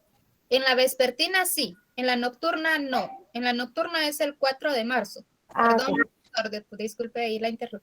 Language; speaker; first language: Spanish; native; Spanish